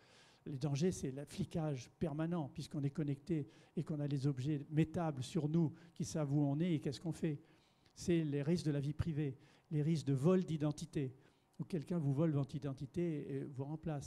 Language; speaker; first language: French; native; French